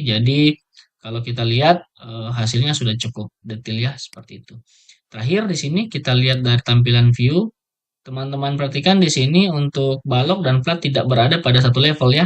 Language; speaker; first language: Indonesian; native; Indonesian